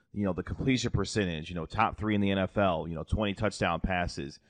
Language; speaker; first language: English; native; English